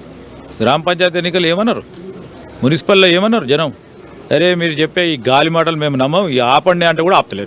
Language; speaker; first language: Telugu; native; Telugu